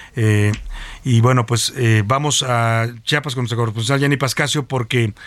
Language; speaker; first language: Spanish; native; Spanish